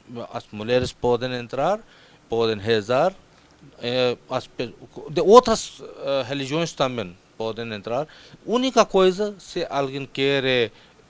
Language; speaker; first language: Portuguese; non-native, fluent; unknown